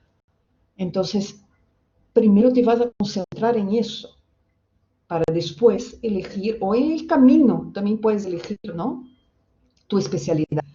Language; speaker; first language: Spanish; non-native, fluent; Portuguese